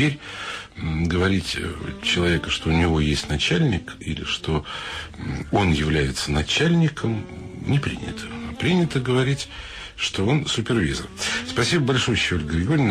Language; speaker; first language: Russian; native; Russian